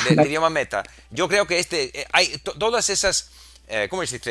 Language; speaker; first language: Spanish; non-native, fluent; English